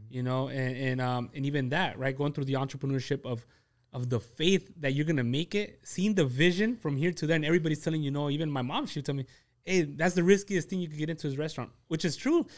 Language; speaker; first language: English; early bilingual, other home language; Spanish